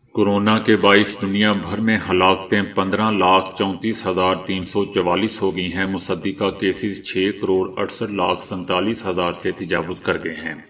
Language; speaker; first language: Urdu; native; Urdu